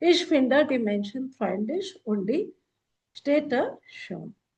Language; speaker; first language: German; non-native, fluent; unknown